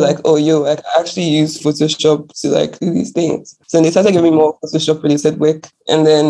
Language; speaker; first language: English; non-native, local second language; Akan